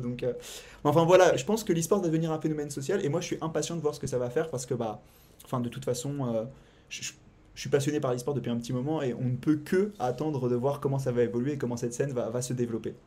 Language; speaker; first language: French; native; French